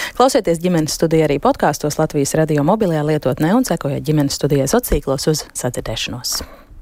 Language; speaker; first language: Latvian; native; Latvian